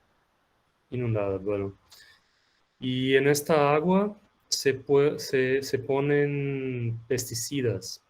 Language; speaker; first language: Spanish; non-native, fluent; Portuguese